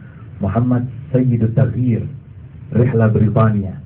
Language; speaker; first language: Arabic; non-native, fluent; Indonesian